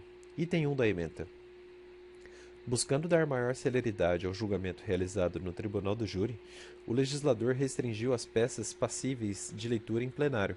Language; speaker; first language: Portuguese; native; Portuguese